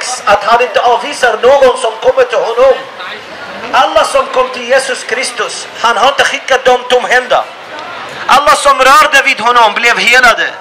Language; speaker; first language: Swedish; non-native, fluent; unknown